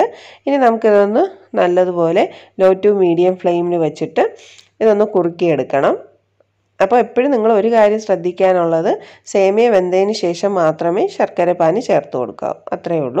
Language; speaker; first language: Malayalam; native; Malayalam